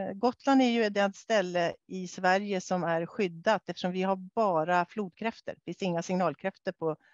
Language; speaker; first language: Swedish; native; Swedish